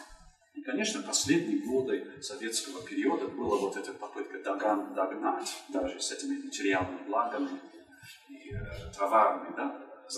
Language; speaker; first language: Russian; non-native, fluent; English